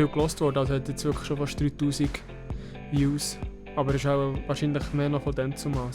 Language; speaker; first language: German; native; German